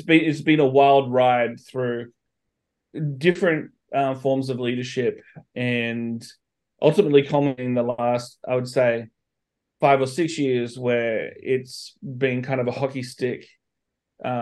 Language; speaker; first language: English; native; English